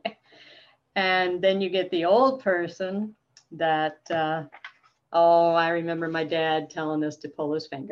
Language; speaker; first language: English; native; English